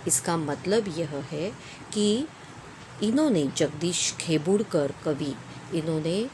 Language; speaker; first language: Hindi; non-native, local second language; Marathi